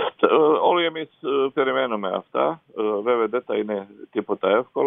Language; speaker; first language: Greek; non-native, fluent; Croatian